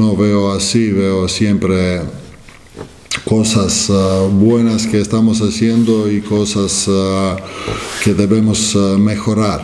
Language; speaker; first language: Spanish; non-native, fluent; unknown